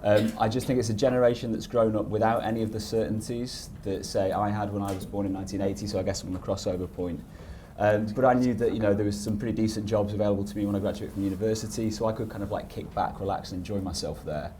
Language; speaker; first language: English; native; English